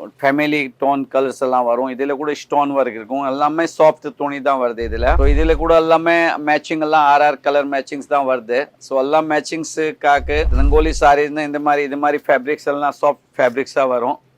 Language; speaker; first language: Tamil; non-native, learner; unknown